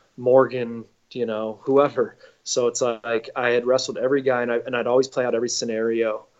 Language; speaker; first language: English; native; English